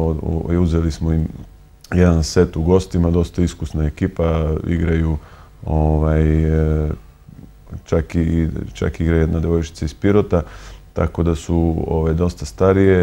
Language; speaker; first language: Serbian; native; Serbian